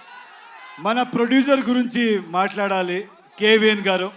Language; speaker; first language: Telugu; non-native, learner; Kannada